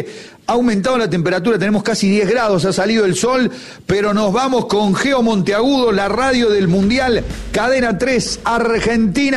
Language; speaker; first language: Spanish; native; Spanish